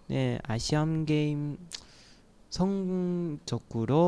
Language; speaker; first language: Korean; non-native, learner; Chinese